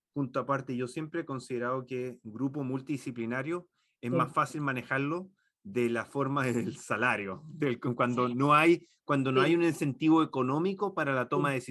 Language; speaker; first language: Spanish; native; Spanish